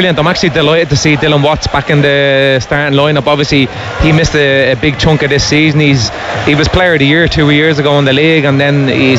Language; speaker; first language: English; native; English